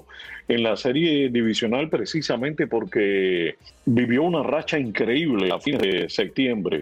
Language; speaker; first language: Spanish; native; Spanish